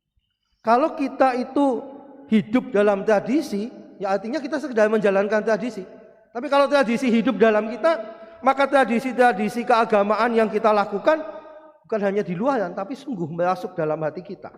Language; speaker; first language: Indonesian; non-native, local second language; Javanese